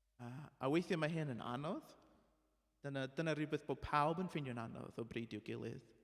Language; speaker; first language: Welsh; non-native, local second language; English